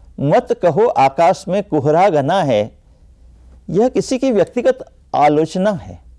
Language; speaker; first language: Hindi; native; Hindi